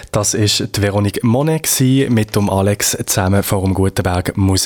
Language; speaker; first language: German; native; German